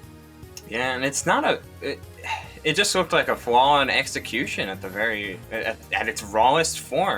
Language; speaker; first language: English; native; English